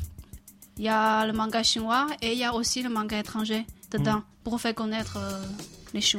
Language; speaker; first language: French; non-native, fluent; Chinese